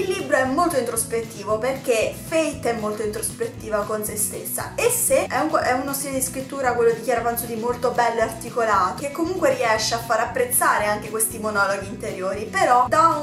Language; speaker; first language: Italian; native; Italian